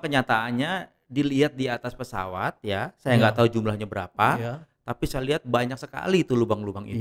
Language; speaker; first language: Indonesian; native; Indonesian